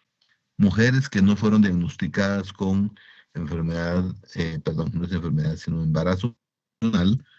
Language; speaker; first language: Spanish; native; Spanish